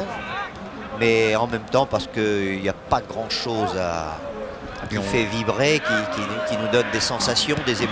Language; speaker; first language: French; native; French